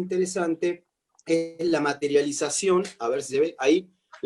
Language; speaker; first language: Spanish; native; Spanish